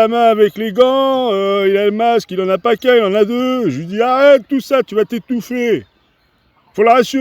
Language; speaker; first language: French; native; French